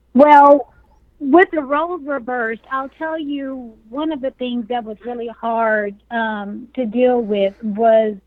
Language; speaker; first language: English; native; English